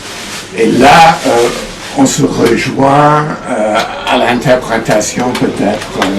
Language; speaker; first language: French; non-native, fluent; English